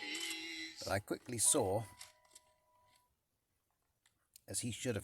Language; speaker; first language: English; native; English